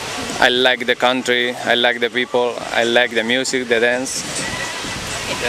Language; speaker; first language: English; non-native, learner; Spanish